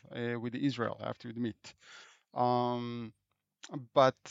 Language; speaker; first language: English; non-native, fluent; Hebrew